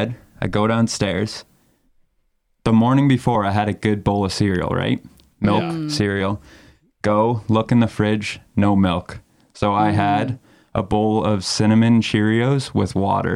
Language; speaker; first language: English; native; English